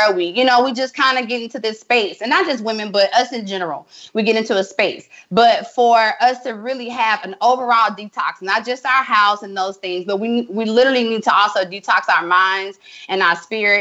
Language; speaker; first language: English; native; English